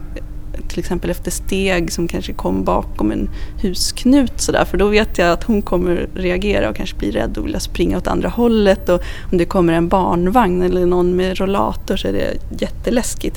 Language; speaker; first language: Swedish; native; Swedish